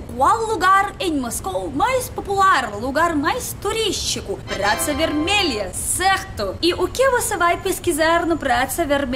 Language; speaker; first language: Portuguese; non-native, learner; Russian